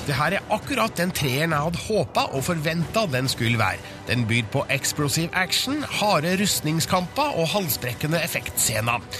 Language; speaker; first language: Norwegian; native; Norwegian